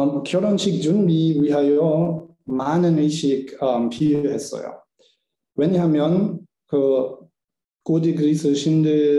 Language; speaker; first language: Korean; non-native, learner; German